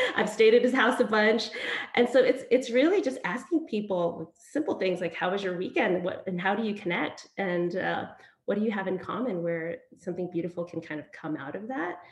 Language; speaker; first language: English; early bilingual, other home language; Vietnamese